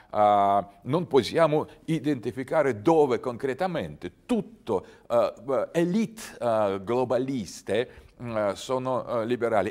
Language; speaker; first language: Italian; non-native, learner; Russian